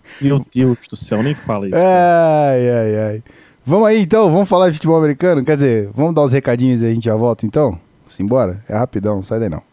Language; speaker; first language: Portuguese; native; Portuguese